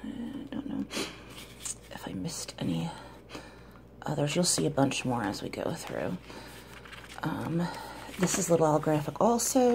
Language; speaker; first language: English; native; English